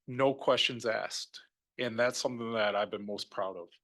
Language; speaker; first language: English; native; English